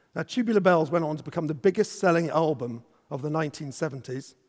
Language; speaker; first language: English; native; English